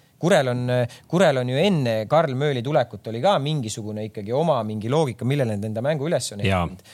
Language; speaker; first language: Estonian; native; Estonian